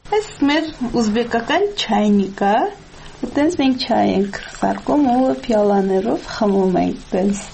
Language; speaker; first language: Armenian; non-native, fluent; Uzbek